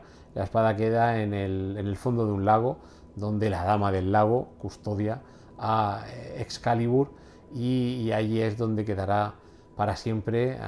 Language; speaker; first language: Spanish; native; Spanish